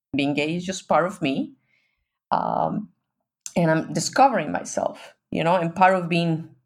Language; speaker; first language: English; non-native, fluent; Spanish